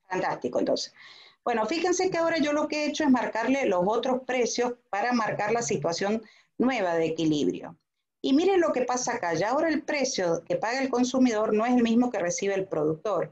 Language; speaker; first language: Spanish; native; Spanish